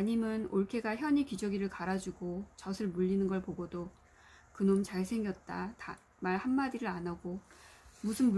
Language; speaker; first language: Korean; native; Korean